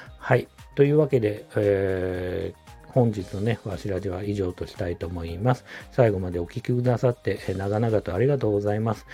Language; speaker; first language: Japanese; native; Japanese